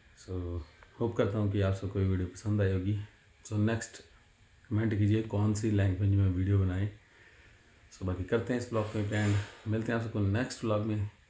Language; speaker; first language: Hindi; native; Hindi